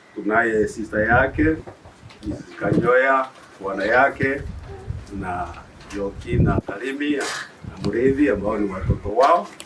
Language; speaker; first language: Swahili; non-native, local second language; Embu